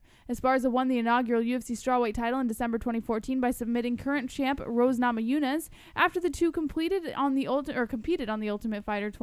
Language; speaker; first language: English; native; English